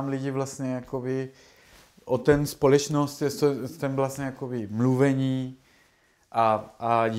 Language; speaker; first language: Czech; non-native, learner; Spanish